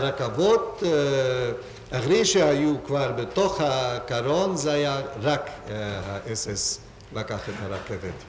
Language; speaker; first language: Hebrew; non-native, fluent; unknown